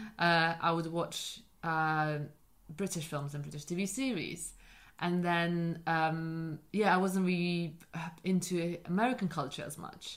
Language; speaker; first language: English; non-native, fluent; Polish